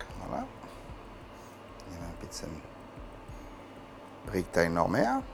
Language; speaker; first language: German; non-native, learner; French